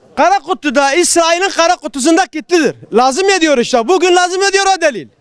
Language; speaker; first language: Turkish; native; Turkish